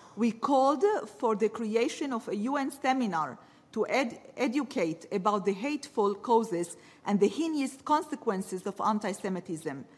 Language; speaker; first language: English; early bilingual, other home language; Arabic